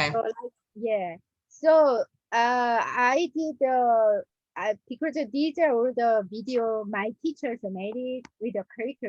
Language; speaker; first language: English; non-native, learner; Korean